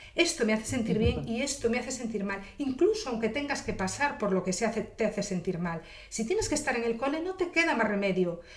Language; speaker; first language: Spanish; native; Spanish